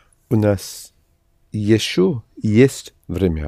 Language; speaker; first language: Russian; non-native, learner; English